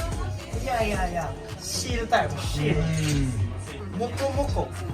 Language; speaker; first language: Japanese; non-native, learner; English